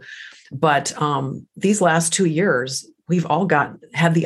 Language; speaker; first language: English; early bilingual, other home language; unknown